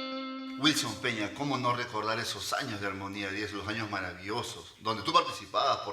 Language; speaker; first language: Spanish; native; Spanish